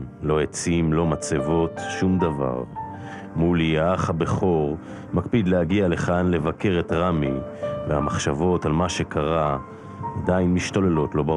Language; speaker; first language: Hebrew; native; Hebrew